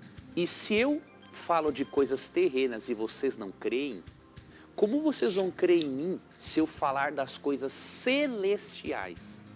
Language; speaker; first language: Portuguese; native; Portuguese